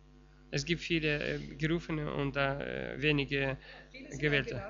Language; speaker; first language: German; non-native, fluent; Russian